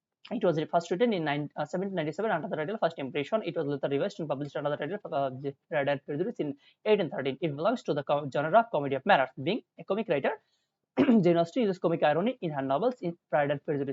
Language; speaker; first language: English; non-native, local second language; Bangla